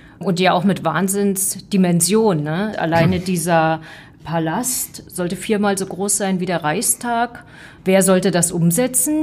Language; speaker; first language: German; native; German